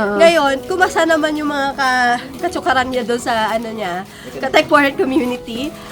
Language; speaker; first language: Filipino; non-native, local second language; Cebuano